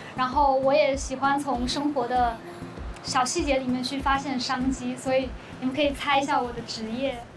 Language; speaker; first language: Chinese; native; Chinese